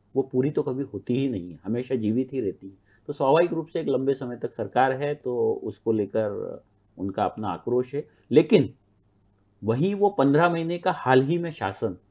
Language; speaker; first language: Hindi; native; Hindi